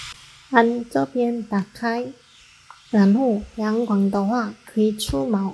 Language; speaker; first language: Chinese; non-native, learner; Korean